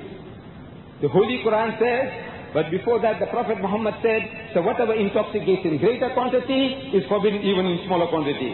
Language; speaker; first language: English; early bilingual, other home language; Gujarati